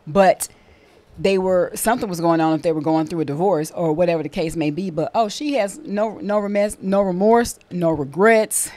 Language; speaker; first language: English; native; English